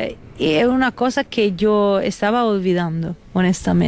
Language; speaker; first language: Spanish; non-native, fluent; Italian